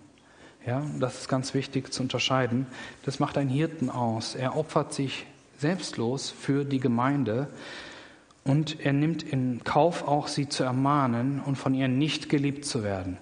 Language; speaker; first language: German; native; German